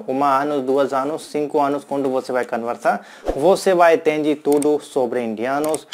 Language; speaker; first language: Portuguese; non-native, learner; Hindi